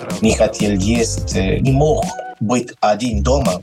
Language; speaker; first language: Russian; non-native, learner; Spanish